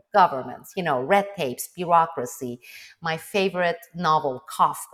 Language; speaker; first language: English; non-native, fluent; Turkish